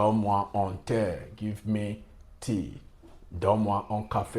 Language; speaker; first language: French; non-native, learner; English